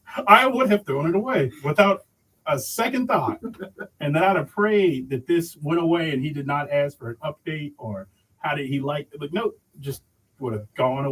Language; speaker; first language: English; native; English